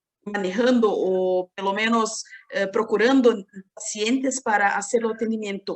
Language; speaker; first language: Spanish; non-native, learner; Portuguese